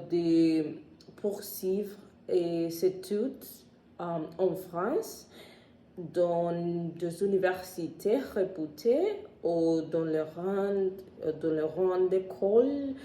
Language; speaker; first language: French; non-native, learner; Spanish